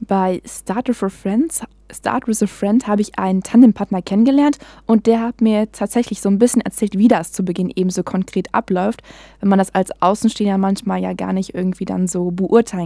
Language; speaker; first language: German; native; German